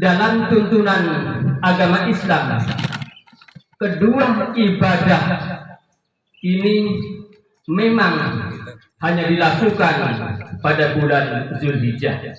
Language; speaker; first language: Indonesian; native; Indonesian